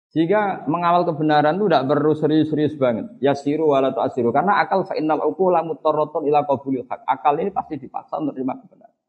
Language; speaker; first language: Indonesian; non-native, local second language; Javanese